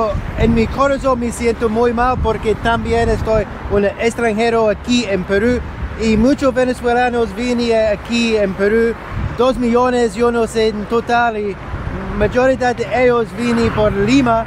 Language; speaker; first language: Spanish; non-native, learner; English